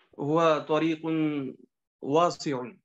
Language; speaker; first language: Arabic; non-native, learner; Bangla